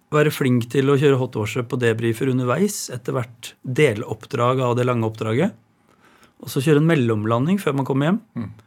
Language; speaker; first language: Norwegian; native; Norwegian